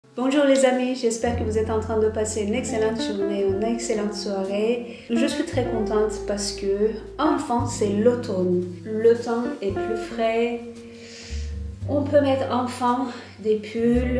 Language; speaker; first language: French; non-native, fluent; Turkish